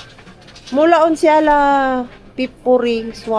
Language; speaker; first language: Finnish; non-native, learner; Filipino